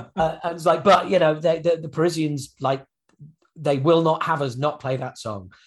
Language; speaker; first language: English; native; English